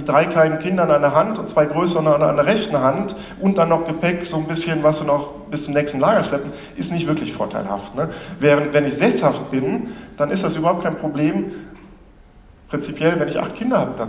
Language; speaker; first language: German; native; German